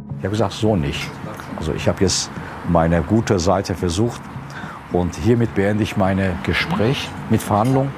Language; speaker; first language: German; early bilingual, other home language; Turkish